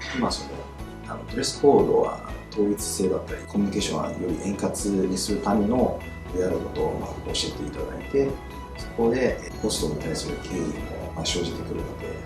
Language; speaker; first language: Japanese; non-native, fluent; Chinese